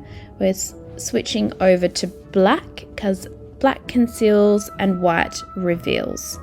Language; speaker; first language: English; native; English